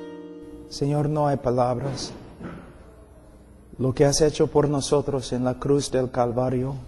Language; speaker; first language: Spanish; non-native, fluent; English